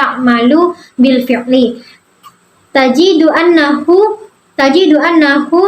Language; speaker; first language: Arabic; non-native, learner; Indonesian